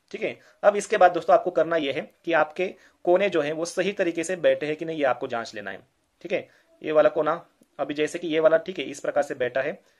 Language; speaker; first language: Hindi; non-native, local second language; Marathi